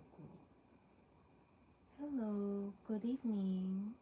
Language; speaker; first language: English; non-native, local second language; Filipino